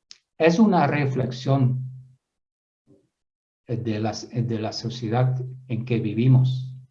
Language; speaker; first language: Spanish; non-native, fluent; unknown